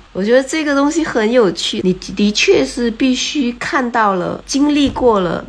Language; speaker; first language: Chinese; non-native, local second language; Min Nan Chinese